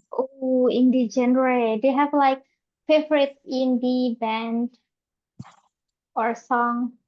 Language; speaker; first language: English; non-native, fluent; Indonesian